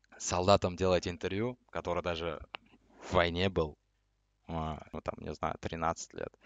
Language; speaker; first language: Russian; non-native, local second language; Uzbek